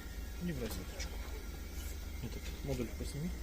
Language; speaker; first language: Russian; native; Russian